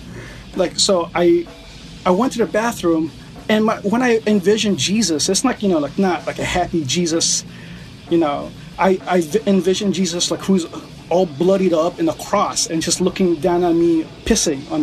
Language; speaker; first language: English; early bilingual, other home language; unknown